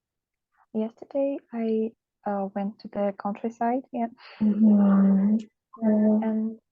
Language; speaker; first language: English; non-native, learner; Russian